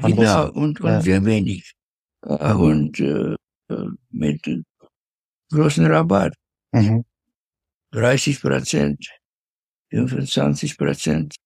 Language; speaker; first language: German; non-native, fluent; Russian